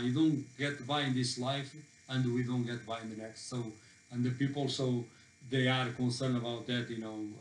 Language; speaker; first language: English; non-native, fluent; Portuguese